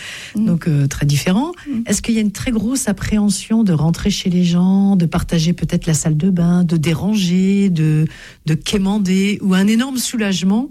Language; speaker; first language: French; native; French